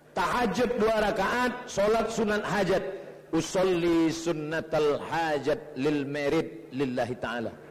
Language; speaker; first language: Indonesian; native; Indonesian